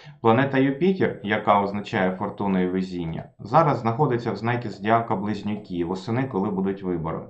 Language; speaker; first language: Ukrainian; non-native, local second language; Russian